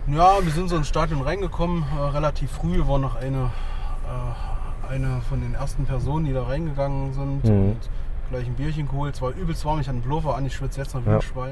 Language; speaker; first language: German; native; German